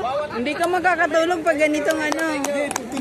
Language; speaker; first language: Filipino; non-native, local second language; Cebuano